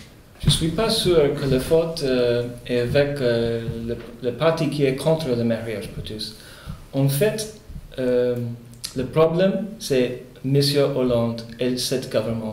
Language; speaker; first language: French; non-native, fluent; Spanish